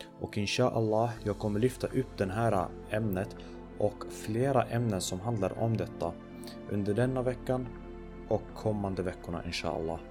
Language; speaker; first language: Swedish; early bilingual, other home language; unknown